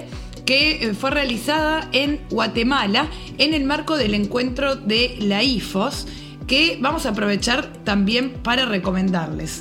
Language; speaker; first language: Spanish; native; Spanish